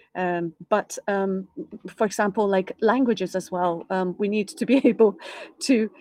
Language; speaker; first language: English; non-native, local second language; Cantonese